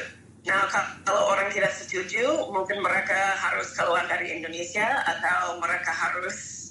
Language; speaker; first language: Indonesian; non-native, fluent; English